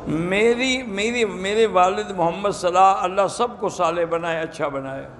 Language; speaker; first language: Urdu; native; Urdu